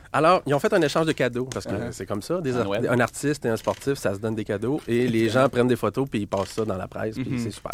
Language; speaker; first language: French; native; French